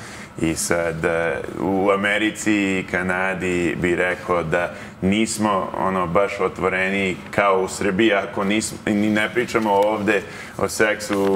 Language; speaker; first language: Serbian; early bilingual, heritage; Serbian